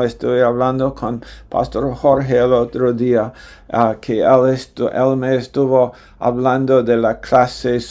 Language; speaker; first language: Spanish; non-native, fluent; English